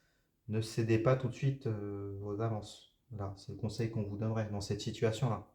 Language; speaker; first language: French; native; French